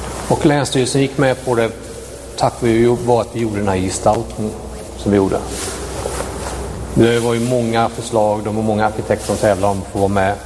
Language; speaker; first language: Swedish; native; Swedish